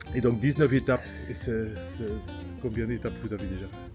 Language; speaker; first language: French; non-native, local second language; Dutch